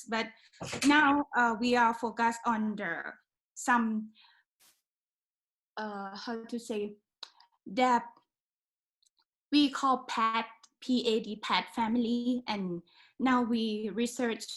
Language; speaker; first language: English; non-native, learner; Thai